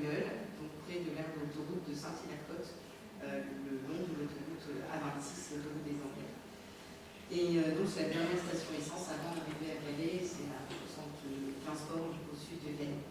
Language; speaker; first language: French; native; French